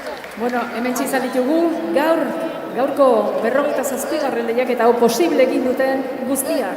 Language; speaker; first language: Basque; native; Basque